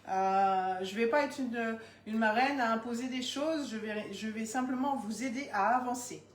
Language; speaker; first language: French; native; French